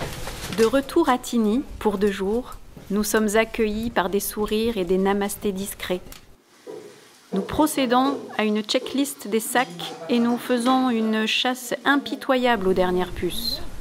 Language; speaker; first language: French; native; French